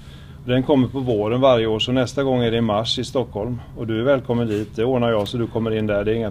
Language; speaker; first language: Swedish; native; Swedish